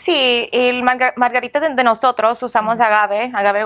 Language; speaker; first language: Spanish; early bilingual, heritage; English